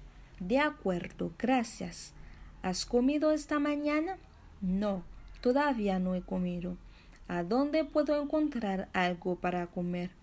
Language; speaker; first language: Spanish; non-native, fluent; Haitian Creole